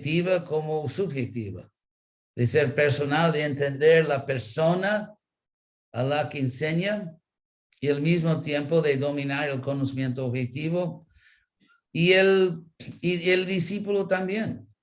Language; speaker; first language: Spanish; non-native, fluent; English